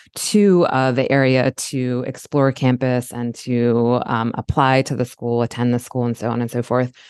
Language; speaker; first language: English; native; English